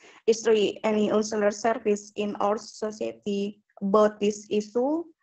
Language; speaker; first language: English; non-native, learner; Indonesian